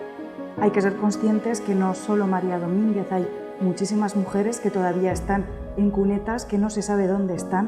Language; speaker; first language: Spanish; native; Spanish